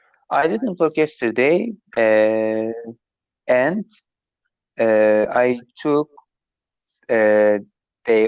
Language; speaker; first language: English; non-native, learner; Turkish